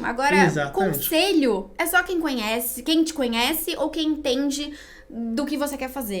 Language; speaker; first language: Portuguese; native; Portuguese